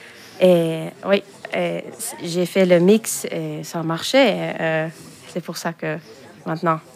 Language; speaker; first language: French; non-native, fluent; Finnish